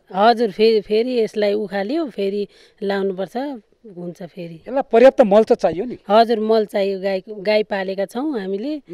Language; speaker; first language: Nepali; native; Nepali